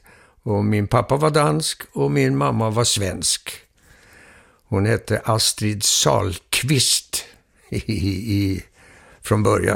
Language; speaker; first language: Swedish; early bilingual, heritage; Swedish